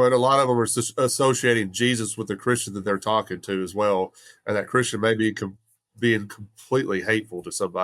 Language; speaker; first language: English; native; English